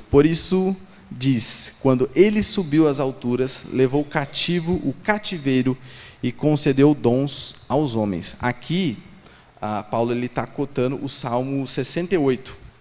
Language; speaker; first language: Portuguese; native; Portuguese